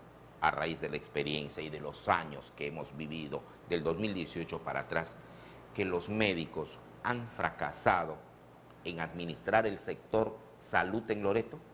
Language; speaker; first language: Spanish; native; Spanish